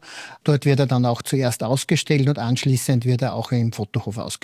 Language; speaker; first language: German; native; German